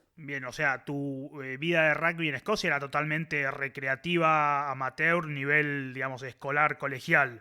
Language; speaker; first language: Spanish; native; Spanish